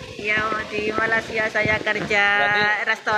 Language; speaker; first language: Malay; non-native, local second language; Javanese